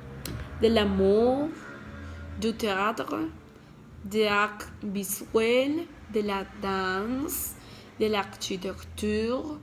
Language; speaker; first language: French; non-native, learner; Spanish